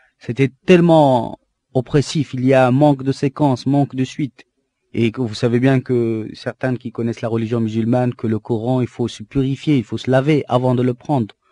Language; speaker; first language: French; non-native, local second language; Arabic